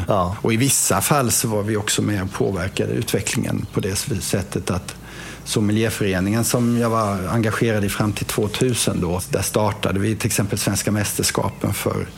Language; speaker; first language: Swedish; native; Swedish